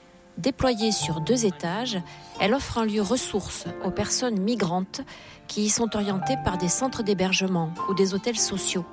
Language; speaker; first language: French; native; French